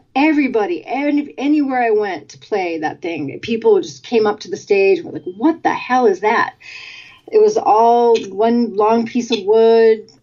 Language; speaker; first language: English; native; English